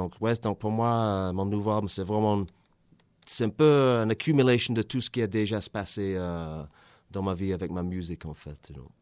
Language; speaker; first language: French; non-native, fluent; English